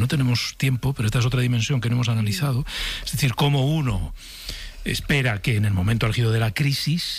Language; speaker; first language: Spanish; native; Spanish